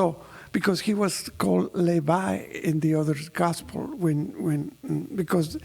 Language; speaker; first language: English; non-native, fluent; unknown